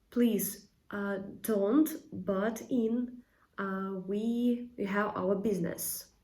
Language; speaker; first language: English; non-native, fluent; Ukrainian